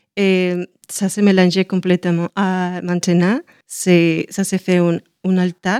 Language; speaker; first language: French; non-native, learner; Spanish